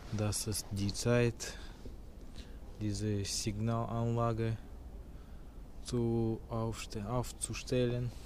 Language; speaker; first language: German; non-native, learner; Russian